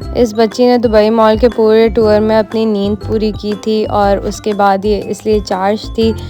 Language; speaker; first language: Urdu; native; Urdu